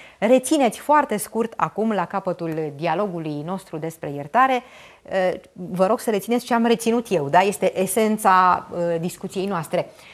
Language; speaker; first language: Romanian; native; Romanian